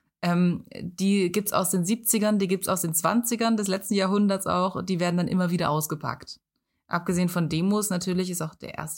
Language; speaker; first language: German; native; German